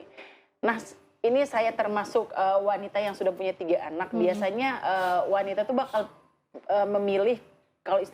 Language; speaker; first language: Indonesian; native; Indonesian